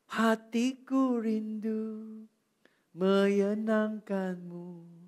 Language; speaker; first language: Malay; non-native, local second language; Chinese